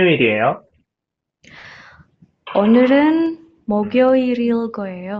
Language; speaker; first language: Korean; non-native, learner; Indonesian